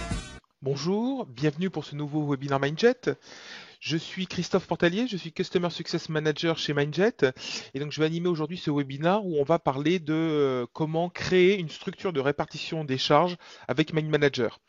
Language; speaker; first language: French; native; French